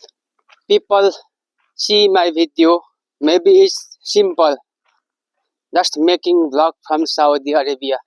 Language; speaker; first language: English; non-native, learner; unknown